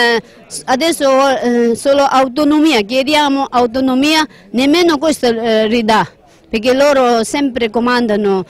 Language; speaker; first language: Italian; non-native, learner; Tibetan